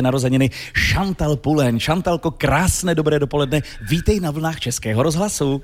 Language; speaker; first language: Czech; native; Czech